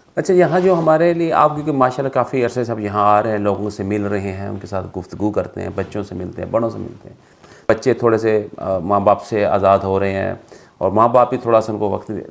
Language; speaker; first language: Urdu; native; Urdu